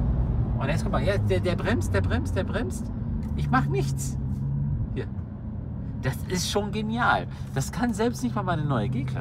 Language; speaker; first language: German; native; German